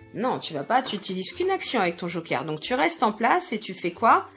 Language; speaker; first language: French; native; French